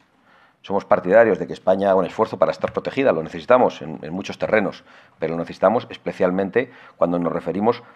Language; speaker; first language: Spanish; native; Spanish